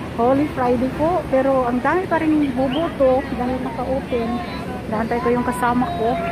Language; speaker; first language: Filipino; native; Filipino